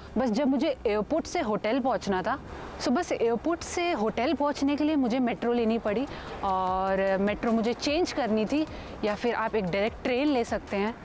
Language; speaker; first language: Hindi; native; Hindi